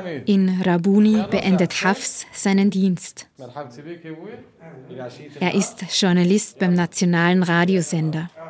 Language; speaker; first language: German; native; German